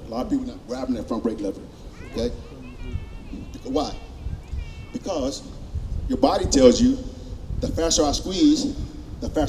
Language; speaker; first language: English; native; English